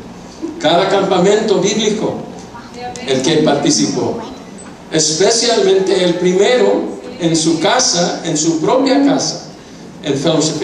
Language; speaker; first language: Spanish; non-native, fluent; English